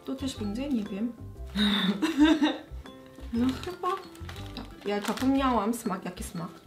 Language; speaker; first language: Polish; non-native, learner; Korean